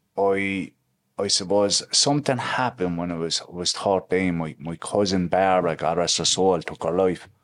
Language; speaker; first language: English; native; English